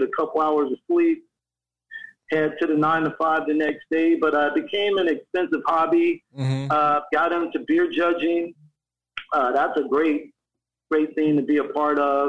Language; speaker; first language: English; native; English